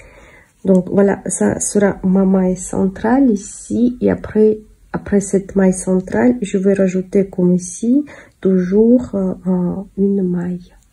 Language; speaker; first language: French; non-native, fluent; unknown